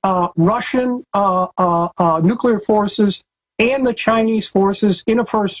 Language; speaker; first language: English; native; English